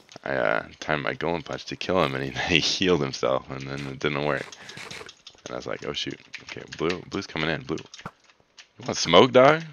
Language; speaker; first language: English; native; English